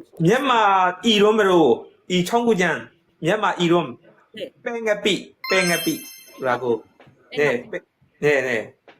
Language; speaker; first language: Korean; non-native, learner; Burmese